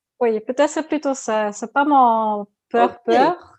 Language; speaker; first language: French; non-native, learner; Dutch